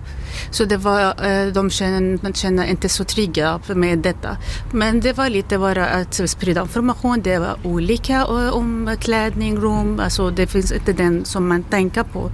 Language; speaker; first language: Swedish; non-native, learner; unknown